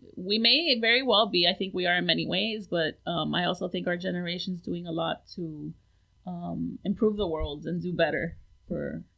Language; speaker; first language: English; early bilingual, other home language; Spanish